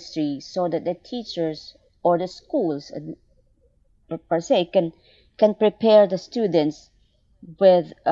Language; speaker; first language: English; non-native, local second language; Filipino